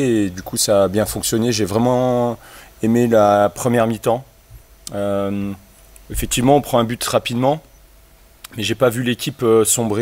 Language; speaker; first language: French; native; French